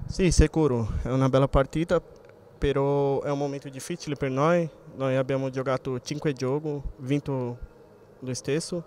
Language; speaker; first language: Italian; non-native, fluent; Spanish